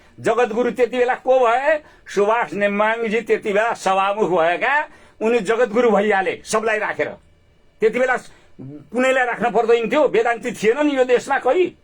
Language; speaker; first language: Nepali; native; Nepali